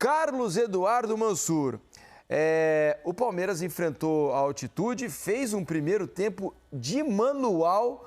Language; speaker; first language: Portuguese; native; Portuguese